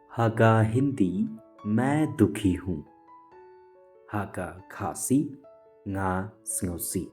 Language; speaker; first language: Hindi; non-native, local second language; Khasi